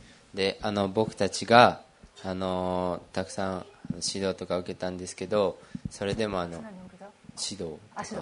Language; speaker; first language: Japanese; early bilingual, other home language; Portuguese